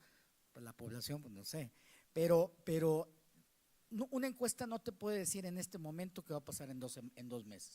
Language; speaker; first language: Spanish; native; Spanish